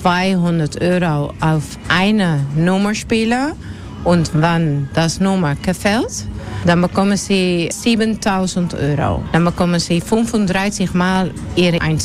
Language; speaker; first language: German; non-native, learner; Dutch